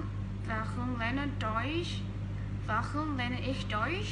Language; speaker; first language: German; non-native, learner; Vietnamese